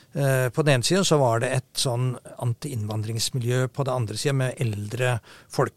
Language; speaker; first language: Norwegian; native; Norwegian